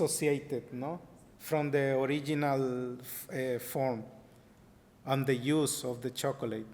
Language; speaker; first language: English; non-native, learner; Spanish